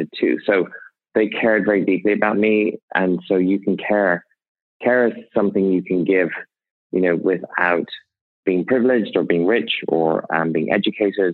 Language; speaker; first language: English; native; English